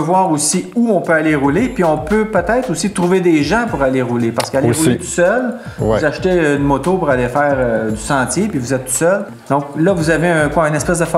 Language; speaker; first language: French; native; French